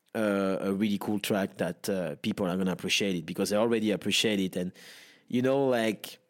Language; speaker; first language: English; non-native, fluent; French